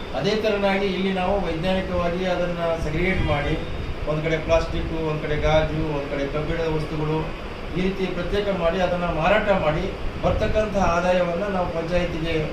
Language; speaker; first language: Kannada; native; Kannada